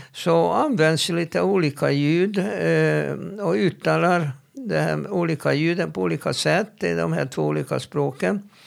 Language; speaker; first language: Swedish; non-native, fluent; Hebrew